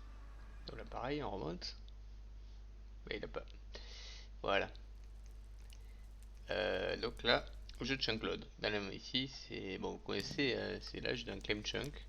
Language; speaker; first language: French; native; French